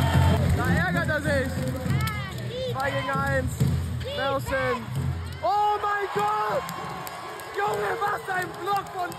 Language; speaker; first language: German; native; German